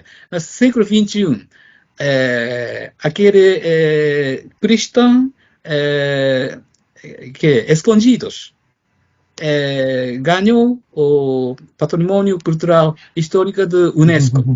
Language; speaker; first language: Portuguese; non-native, fluent; Japanese